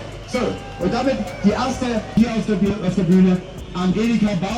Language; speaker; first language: German; native; German